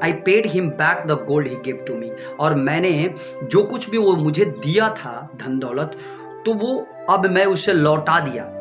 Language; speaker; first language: Hindi; native; Hindi